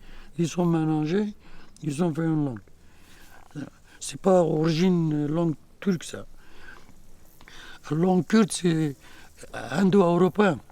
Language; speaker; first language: French; non-native, learner; Kurdish